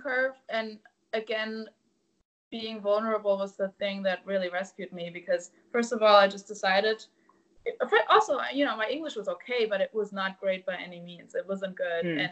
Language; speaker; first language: English; non-native, fluent; German